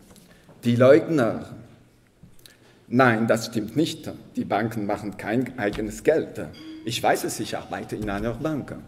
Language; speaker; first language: German; non-native, local second language; French